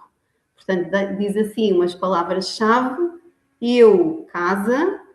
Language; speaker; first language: Portuguese; native; Portuguese